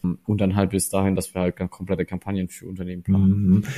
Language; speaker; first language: German; native; German